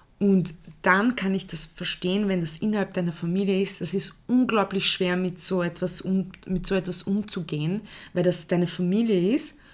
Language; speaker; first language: German; early bilingual, other home language; Croatian